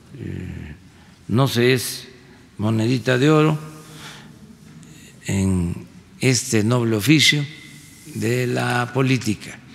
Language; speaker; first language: Spanish; native; Spanish